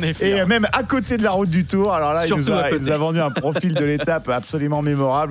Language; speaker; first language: French; native; French